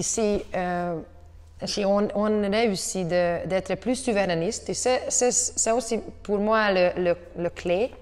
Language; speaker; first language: French; non-native, learner; Hungarian